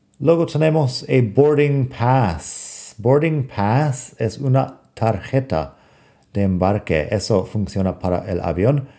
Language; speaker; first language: Spanish; non-native, fluent; English